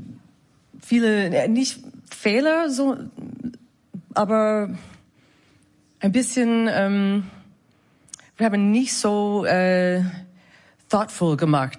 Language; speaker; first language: German; non-native, fluent; English